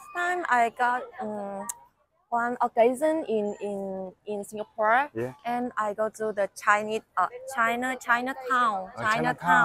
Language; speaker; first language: English; non-native, learner; Vietnamese